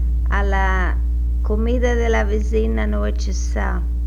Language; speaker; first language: Spanish; native; Spanish